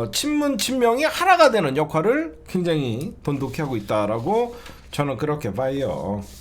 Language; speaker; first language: Korean; native; Korean